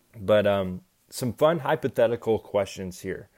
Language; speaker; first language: English; native; English